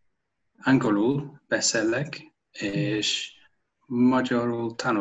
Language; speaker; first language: Hungarian; non-native, learner; English